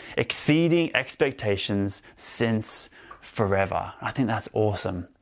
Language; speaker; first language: English; native; English